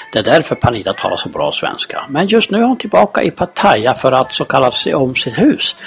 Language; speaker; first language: Swedish; native; Swedish